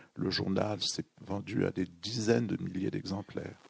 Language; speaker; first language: French; native; French